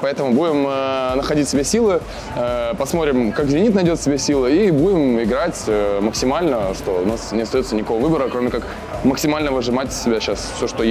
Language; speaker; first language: Russian; native; Russian